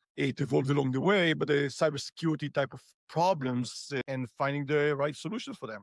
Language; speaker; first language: English; non-native, fluent; Hebrew